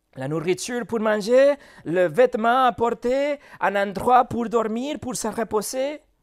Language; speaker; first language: French; non-native, fluent; Spanish